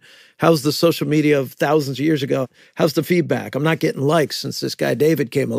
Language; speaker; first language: English; native; English